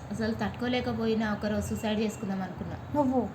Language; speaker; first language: Telugu; native; Telugu